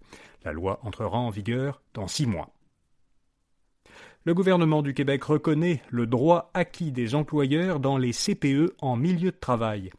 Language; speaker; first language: French; native; French